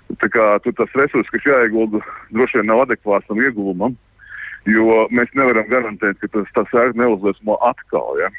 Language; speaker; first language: Latvian; native; Latvian